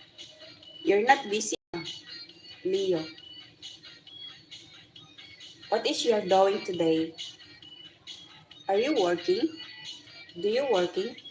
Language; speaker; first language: English; non-native, learner; Filipino